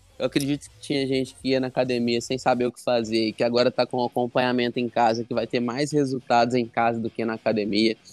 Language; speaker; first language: Portuguese; native; Portuguese